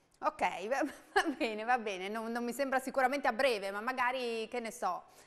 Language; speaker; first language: Italian; native; Italian